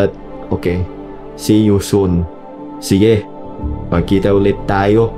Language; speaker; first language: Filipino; non-native, learner; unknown